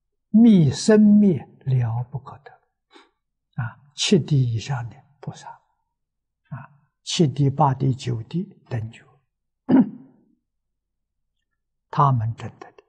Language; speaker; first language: Chinese; native; Chinese